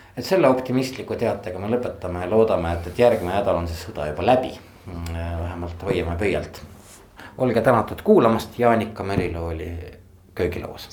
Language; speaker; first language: Estonian; native; Estonian